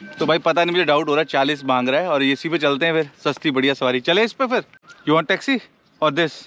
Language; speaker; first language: Hindi; native; Hindi